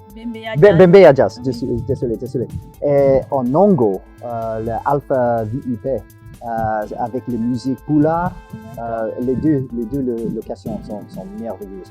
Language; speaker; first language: French; non-native, fluent; English